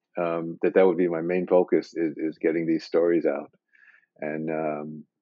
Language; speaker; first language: English; native; English